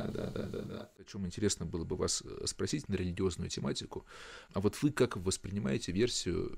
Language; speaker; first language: Russian; native; Russian